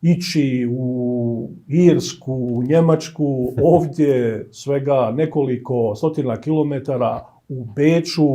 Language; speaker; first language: Bosnian; native; Bosnian